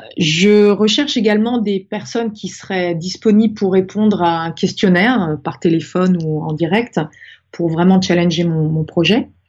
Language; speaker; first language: French; native; French